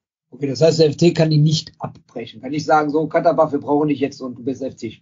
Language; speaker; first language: German; native; German